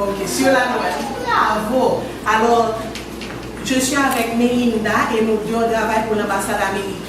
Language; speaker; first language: French; non-native, local second language; Haitian Creole